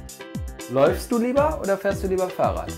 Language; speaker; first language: German; native; German